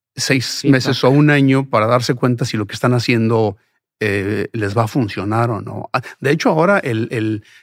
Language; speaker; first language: Spanish; native; Spanish